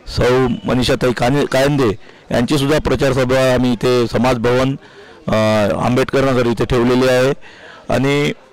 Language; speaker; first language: Marathi; native; Marathi